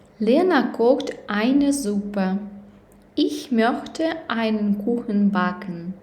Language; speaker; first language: German; non-native, fluent; Ukrainian